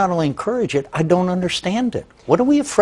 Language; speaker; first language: English; native; English